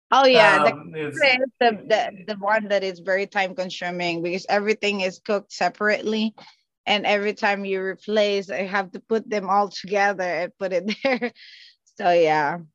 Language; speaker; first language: English; non-native, local second language; Filipino